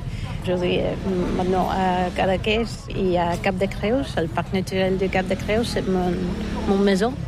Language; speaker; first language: French; non-native, learner; Bulgarian